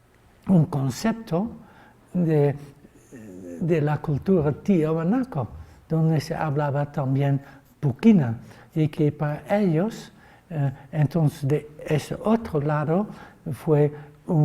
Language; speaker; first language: Spanish; non-native, fluent; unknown